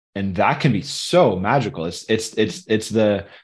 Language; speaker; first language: English; native; English